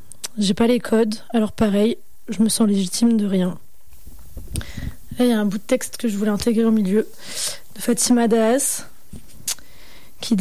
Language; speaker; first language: French; non-native, local second language; Arabic